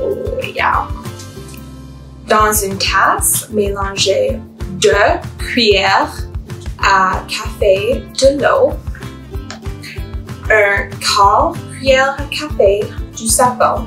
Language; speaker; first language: French; non-native, learner; English